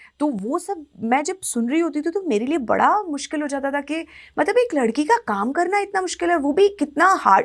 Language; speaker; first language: Hindi; native; Hindi